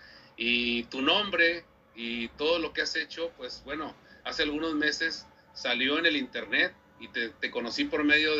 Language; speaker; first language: Spanish; native; Spanish